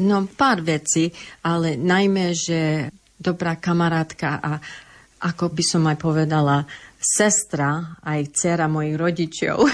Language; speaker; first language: Slovak; early bilingual, heritage; English